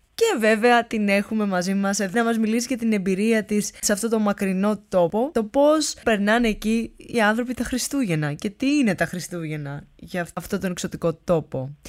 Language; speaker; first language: Greek; native; Greek